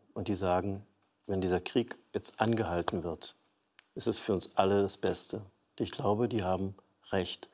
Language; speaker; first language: German; native; German